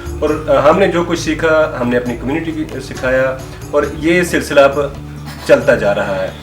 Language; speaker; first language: Urdu; non-native, local second language; Gujari